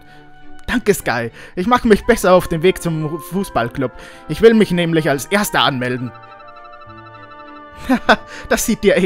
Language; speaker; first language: German; native; German